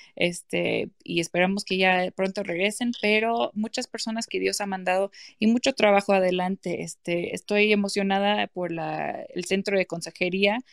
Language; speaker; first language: Spanish; non-native, fluent; English